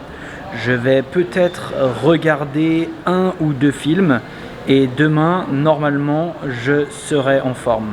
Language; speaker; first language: French; native; French